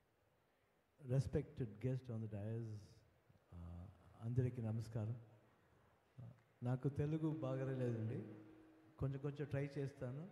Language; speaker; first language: Telugu; non-native, learner; Kannada